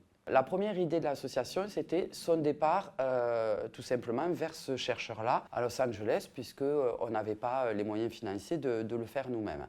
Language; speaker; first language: French; native; French